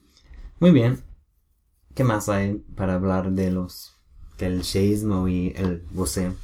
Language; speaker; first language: Spanish; non-native, learner; English